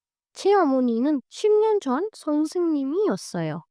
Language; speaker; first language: Korean; non-native, fluent; Hindi